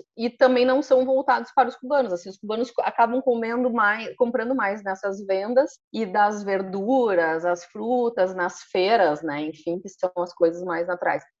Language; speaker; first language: Portuguese; native; Portuguese